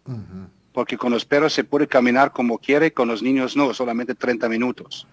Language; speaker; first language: Spanish; non-native, fluent; German